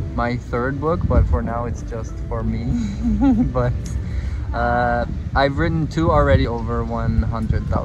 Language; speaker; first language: English; native; English